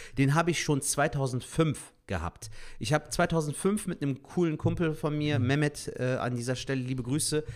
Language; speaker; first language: German; native; German